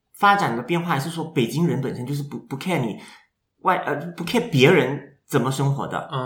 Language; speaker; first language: Chinese; native; Chinese